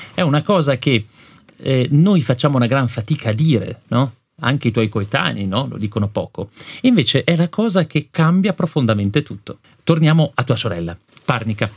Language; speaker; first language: Italian; native; Italian